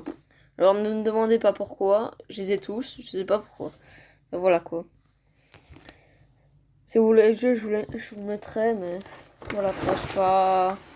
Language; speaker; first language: French; native; French